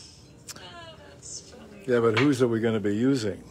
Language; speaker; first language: English; native; English